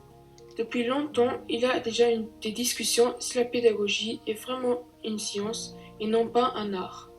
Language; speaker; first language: French; non-native, local second language; Luxembourgish